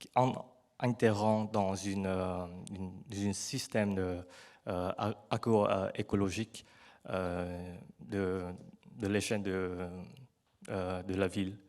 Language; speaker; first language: French; non-native, learner; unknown